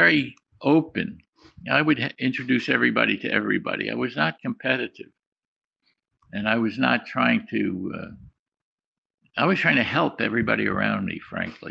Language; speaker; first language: English; native; English